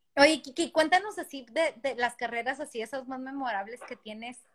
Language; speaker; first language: Spanish; native; Spanish